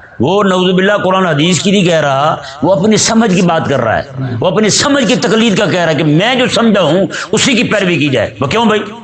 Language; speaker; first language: Urdu; non-native, local second language; Punjabi